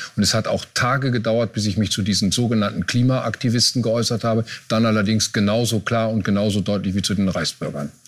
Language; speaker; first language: German; native; German